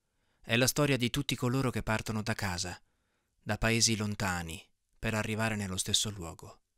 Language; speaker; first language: Italian; native; Italian